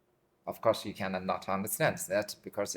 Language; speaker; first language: English; non-native, fluent; Chinese